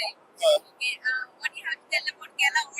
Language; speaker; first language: English; non-native, local second language; Malayalam